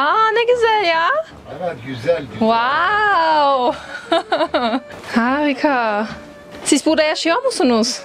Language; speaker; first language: Turkish; non-native, learner; German